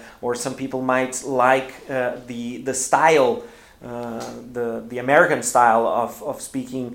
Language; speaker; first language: English; non-native, fluent; Portuguese